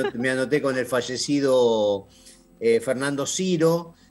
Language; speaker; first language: Spanish; native; Spanish